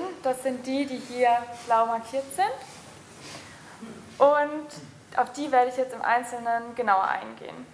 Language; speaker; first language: German; native; German